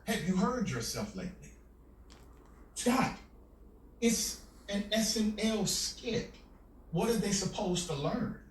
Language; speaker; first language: English; native; English